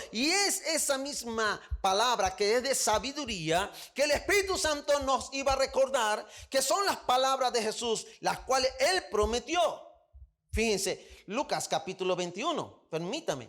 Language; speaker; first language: Spanish; native; Spanish